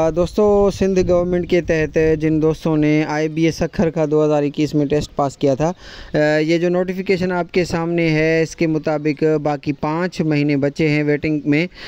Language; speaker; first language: Urdu; non-native, local second language; Sindhi